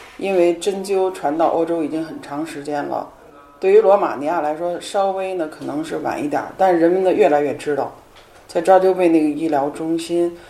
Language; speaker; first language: Chinese; native; Chinese